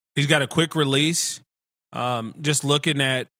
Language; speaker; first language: English; native; English